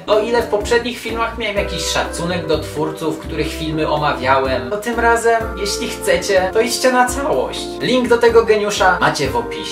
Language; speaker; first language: Polish; native; Polish